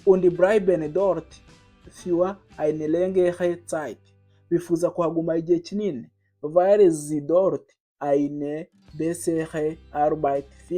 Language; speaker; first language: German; non-native, fluent; Kinyarwanda